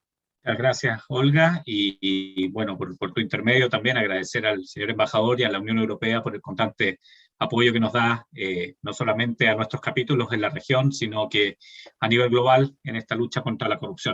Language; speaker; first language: Spanish; native; Spanish